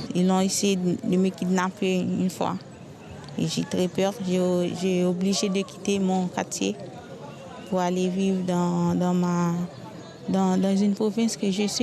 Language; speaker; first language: French; non-native, local second language; Haitian Creole